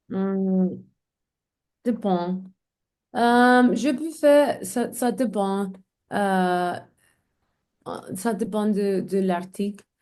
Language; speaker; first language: French; non-native, learner; English